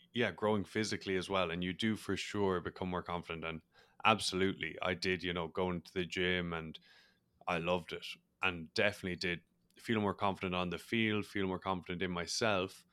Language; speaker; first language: English; native; English